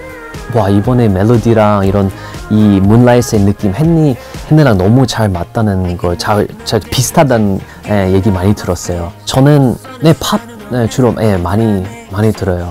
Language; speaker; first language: Korean; non-native, fluent; English